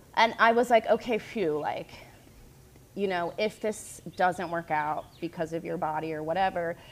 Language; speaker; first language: English; native; English